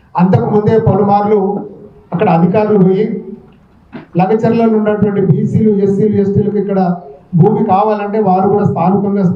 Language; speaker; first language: Telugu; native; Telugu